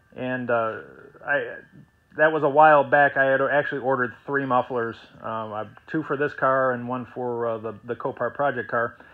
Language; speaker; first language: English; native; English